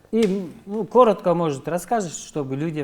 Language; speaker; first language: Russian; non-native, local second language; Kyrgyz